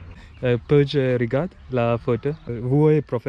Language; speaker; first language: French; non-native, learner; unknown